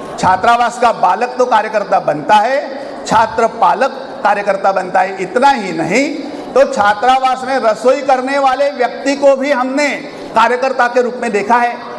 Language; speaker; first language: Hindi; non-native, local second language; Marathi